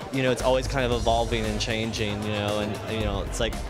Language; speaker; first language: English; native; English